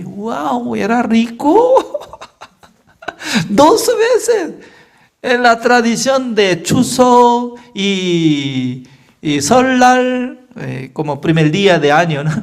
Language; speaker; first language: Spanish; non-native, fluent; Korean